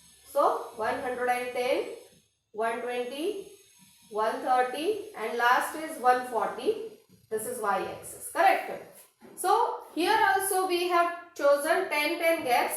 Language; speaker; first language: English; non-native, local second language; Hindi